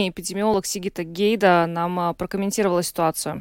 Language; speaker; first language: Russian; native; Russian